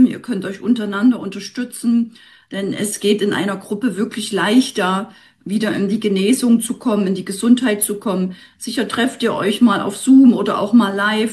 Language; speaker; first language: German; native; German